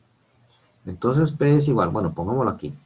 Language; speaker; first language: Spanish; native; Spanish